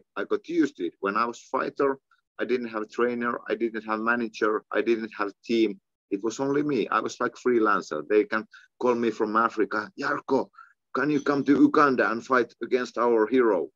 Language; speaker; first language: English; non-native, fluent; Finnish